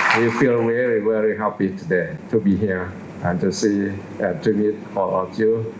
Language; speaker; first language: English; non-native, fluent; Thai